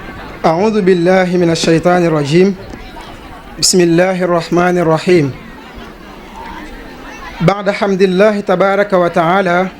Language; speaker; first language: Arabic; non-native, fluent; Wolof